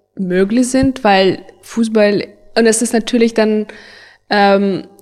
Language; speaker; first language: German; non-native, fluent; Ukrainian